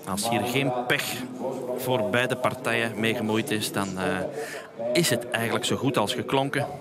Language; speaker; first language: Dutch; native; Dutch